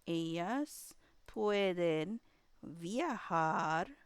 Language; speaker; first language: Spanish; non-native, learner; English